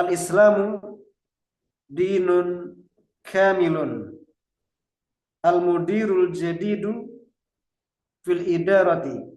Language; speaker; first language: Arabic; non-native, fluent; Indonesian